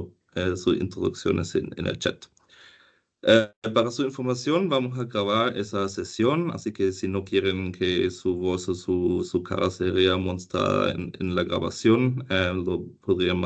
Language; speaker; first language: Spanish; non-native, fluent; German